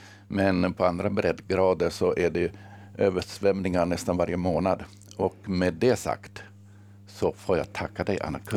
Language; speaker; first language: Swedish; native; Swedish